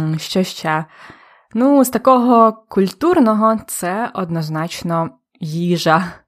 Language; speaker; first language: Ukrainian; native; Ukrainian